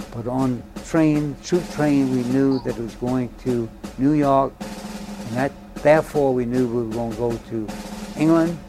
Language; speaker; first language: English; native; English